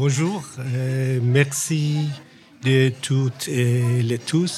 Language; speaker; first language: French; non-native, learner; Persian